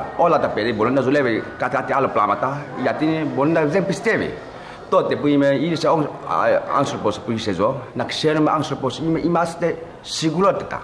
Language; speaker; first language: Greek; non-native, learner; Chinese